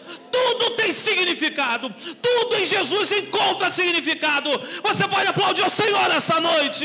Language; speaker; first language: Portuguese; native; Portuguese